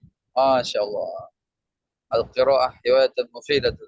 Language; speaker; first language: Arabic; non-native, learner; Indonesian